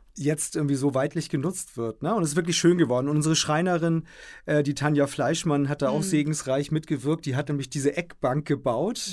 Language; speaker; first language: German; native; German